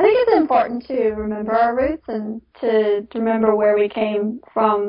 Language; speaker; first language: English; native; English